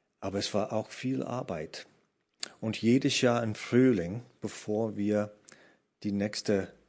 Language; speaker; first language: German; non-native, fluent; English